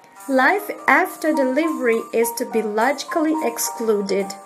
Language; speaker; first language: English; non-native, fluent; Portuguese